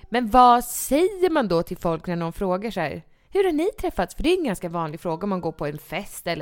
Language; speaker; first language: Swedish; native; Swedish